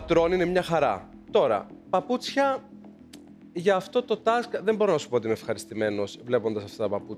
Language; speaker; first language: Greek; native; Greek